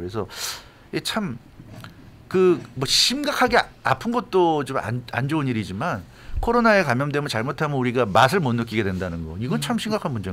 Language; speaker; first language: Korean; native; Korean